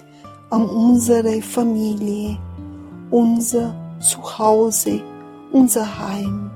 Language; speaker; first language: German; non-native, fluent; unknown